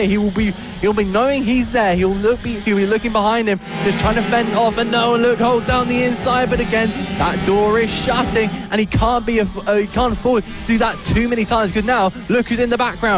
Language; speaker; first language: English; native; English